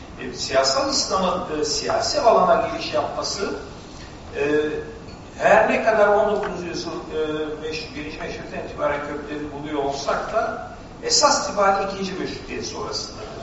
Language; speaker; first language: Turkish; native; Turkish